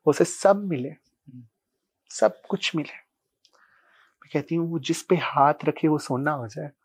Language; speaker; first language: Hindi; non-native, local second language; Punjabi